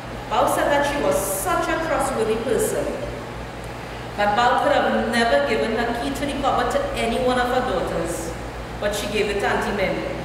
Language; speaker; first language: English; native; English